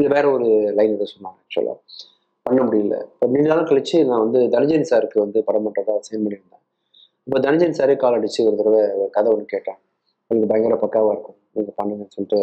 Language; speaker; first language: Tamil; native; Tamil